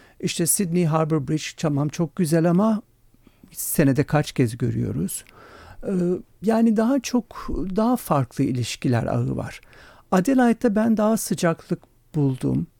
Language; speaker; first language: Turkish; native; Turkish